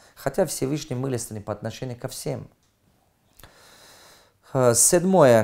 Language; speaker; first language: Russian; non-native, fluent; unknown